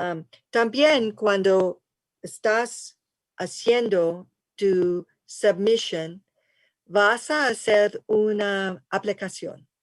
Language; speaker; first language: Spanish; early bilingual, heritage; English